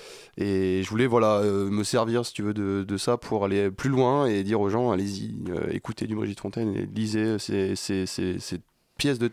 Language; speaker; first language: French; native; French